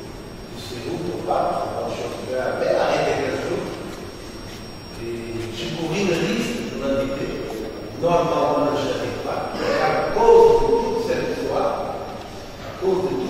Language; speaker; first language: French; non-native, learner; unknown